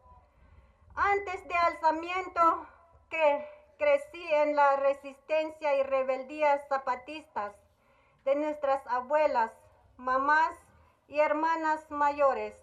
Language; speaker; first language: Spanish; non-native, local second language; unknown